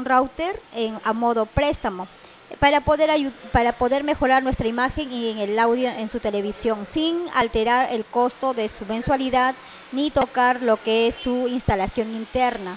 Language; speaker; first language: Spanish; native; Spanish